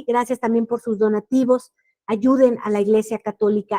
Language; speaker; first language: Spanish; native; Spanish